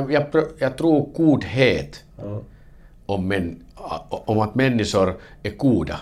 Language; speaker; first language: Swedish; non-native, learner; Finnish